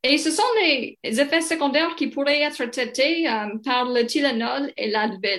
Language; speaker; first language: French; non-native, local second language; English